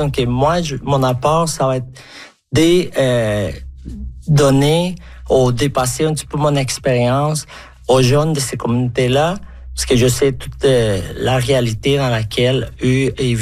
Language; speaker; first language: French; non-native, fluent; Spanish